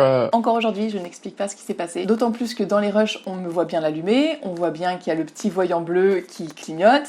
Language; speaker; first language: French; native; French